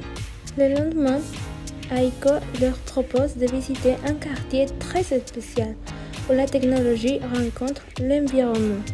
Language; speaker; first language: French; non-native, learner; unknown